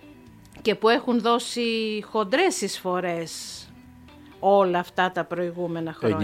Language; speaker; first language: Greek; native; Greek